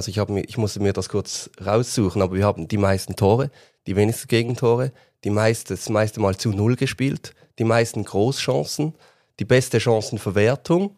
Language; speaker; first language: German; native; German